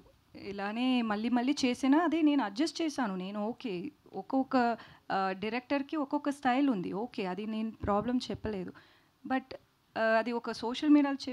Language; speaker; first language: Telugu; non-native, learner; Tamil